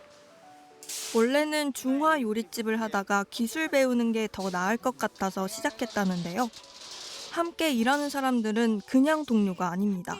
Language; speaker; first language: Korean; native; Korean